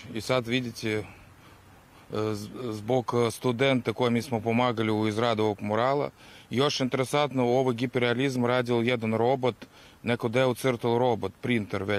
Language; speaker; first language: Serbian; non-native, fluent; Russian